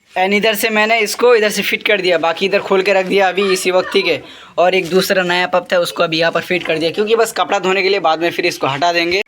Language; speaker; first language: Hindi; non-native, local second language; Bangla